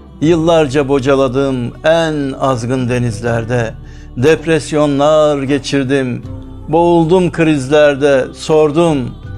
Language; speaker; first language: Turkish; native; Turkish